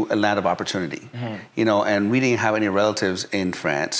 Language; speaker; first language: English; early bilingual, other home language; Persian